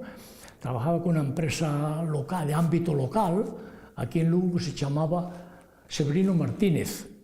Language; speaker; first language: Spanish; non-native, local second language; Galician